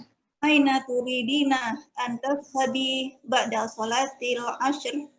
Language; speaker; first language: Arabic; non-native, learner; Indonesian